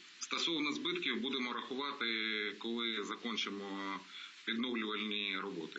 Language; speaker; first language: Ukrainian; non-native, local second language; Russian